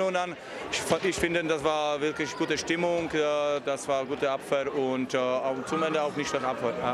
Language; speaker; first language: German; non-native, learner; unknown